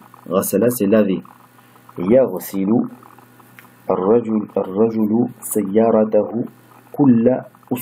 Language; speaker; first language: Arabic; non-native, fluent; French